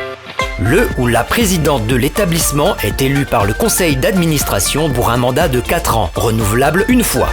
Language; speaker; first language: French; native; French